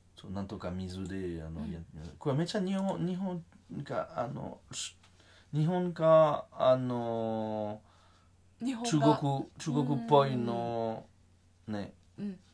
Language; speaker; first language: Japanese; non-native, learner; French